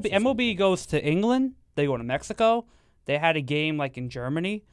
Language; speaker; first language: English; native; English